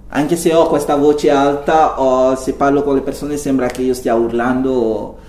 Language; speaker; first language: Italian; non-native, fluent; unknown